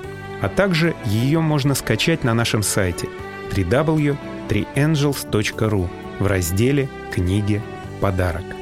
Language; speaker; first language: Russian; native; Russian